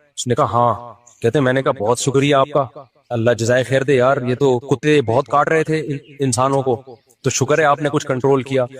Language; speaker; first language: Urdu; native; Urdu